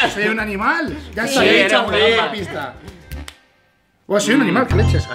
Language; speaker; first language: Spanish; native; Spanish